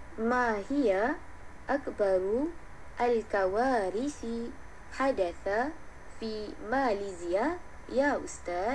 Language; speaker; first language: Arabic; non-native, learner; Malay